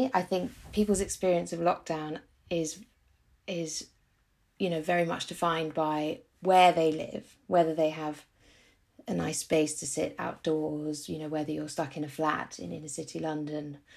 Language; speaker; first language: English; native; English